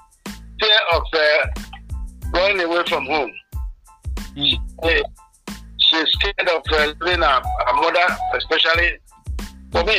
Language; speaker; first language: English; non-native, local second language; Bini